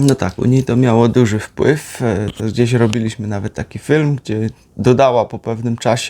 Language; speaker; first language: Polish; native; Polish